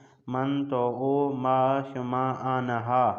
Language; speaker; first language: Persian; non-native, fluent; Urdu